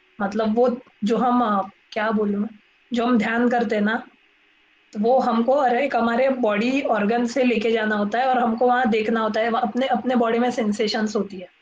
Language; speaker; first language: Hindi; non-native, local second language; Marathi